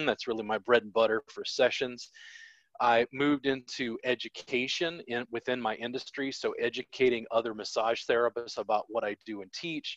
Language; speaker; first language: English; native; English